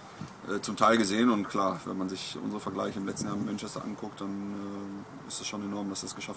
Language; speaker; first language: German; native; German